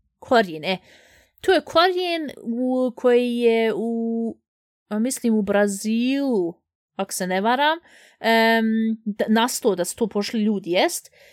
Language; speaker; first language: Bosnian; early bilingual, heritage; Bosnian